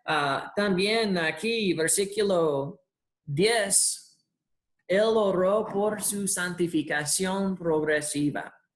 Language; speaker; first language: Spanish; non-native, fluent; English